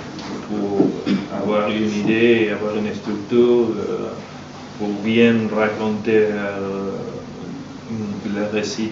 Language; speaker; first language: French; non-native, fluent; Spanish